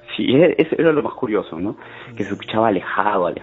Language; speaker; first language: Spanish; native; Spanish